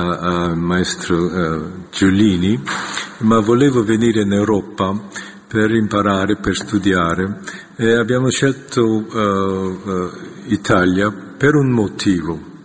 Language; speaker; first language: Italian; non-native, fluent; Korean